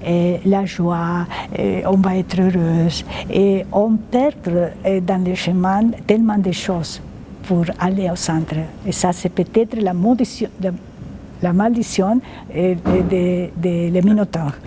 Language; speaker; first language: French; non-native, fluent; Spanish